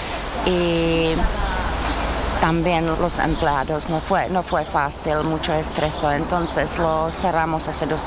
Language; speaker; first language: Spanish; non-native, fluent; Czech